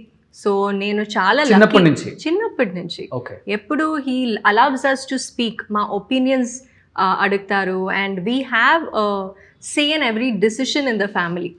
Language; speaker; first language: Telugu; non-native, local second language; Tamil